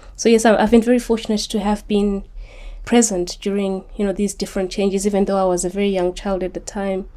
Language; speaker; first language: English; non-native, local second language; Shona